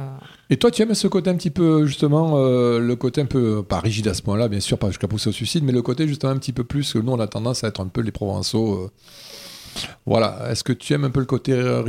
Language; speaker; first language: French; native; French